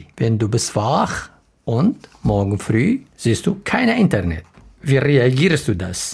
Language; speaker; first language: German; non-native, learner; Arabic